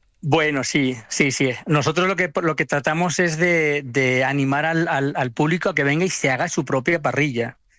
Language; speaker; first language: Spanish; native; Spanish